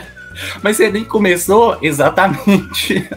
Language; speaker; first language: Portuguese; native; Portuguese